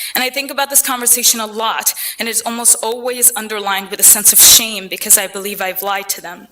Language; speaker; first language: English; early bilingual, other home language; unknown